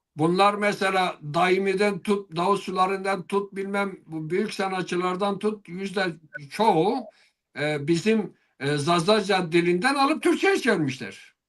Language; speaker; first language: Turkish; non-native, local second language; Zaza